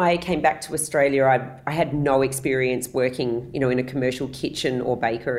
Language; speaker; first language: English; native; English